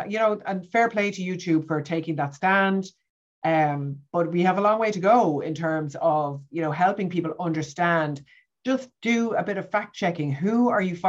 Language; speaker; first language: English; native; English